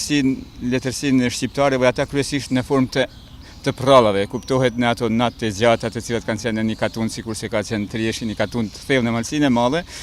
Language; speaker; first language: Albanian; native; Albanian